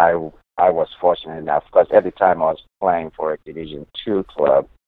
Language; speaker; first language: English; non-native, local second language; North Ndebele